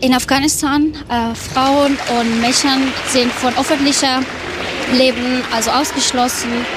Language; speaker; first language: German; non-native, fluent; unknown